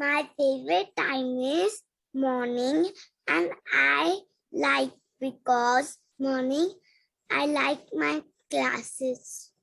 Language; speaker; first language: English; non-native, learner; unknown